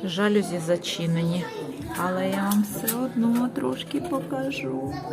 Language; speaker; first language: Ukrainian; non-native, local second language; Russian